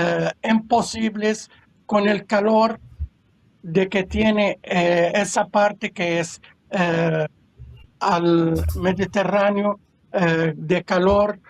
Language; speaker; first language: Spanish; non-native, fluent; Arabic